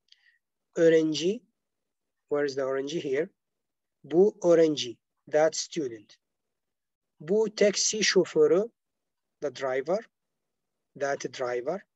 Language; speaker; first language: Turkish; non-native, fluent; Arabic